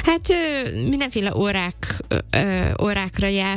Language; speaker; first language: Hungarian; non-native, fluent; English